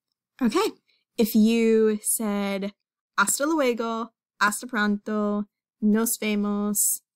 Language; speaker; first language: Spanish; non-native, fluent; English